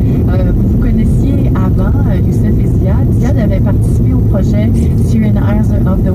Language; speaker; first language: French; native; French